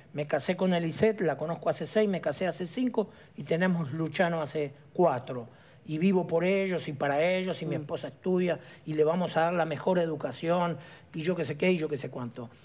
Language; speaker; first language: Spanish; native; Spanish